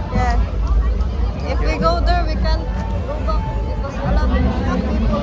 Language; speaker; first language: English; non-native, local second language; Cebuano